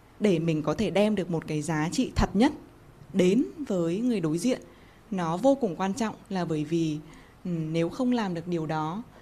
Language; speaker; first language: Vietnamese; native; Vietnamese